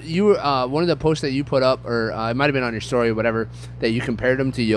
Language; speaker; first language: English; native; English